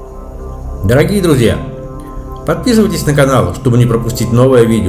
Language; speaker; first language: Russian; native; Russian